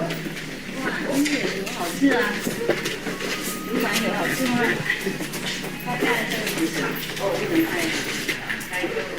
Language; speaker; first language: Chinese; non-native, fluent; Vietnamese